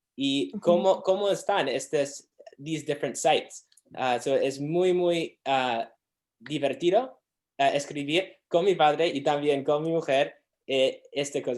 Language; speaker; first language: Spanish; non-native, learner; English